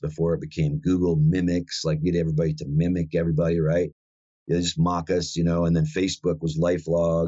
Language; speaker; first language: English; native; English